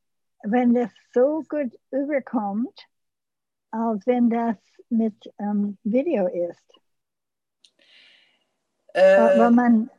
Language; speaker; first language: German; early bilingual, heritage; English